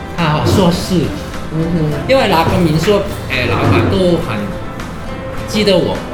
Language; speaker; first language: Chinese; non-native, fluent; Cantonese